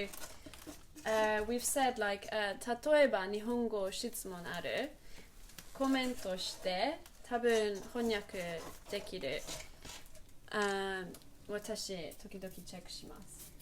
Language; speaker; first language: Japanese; non-native, learner; English